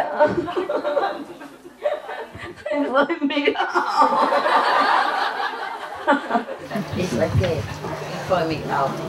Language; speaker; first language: German; non-native, learner; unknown